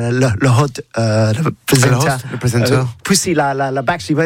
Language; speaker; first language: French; non-native, learner; English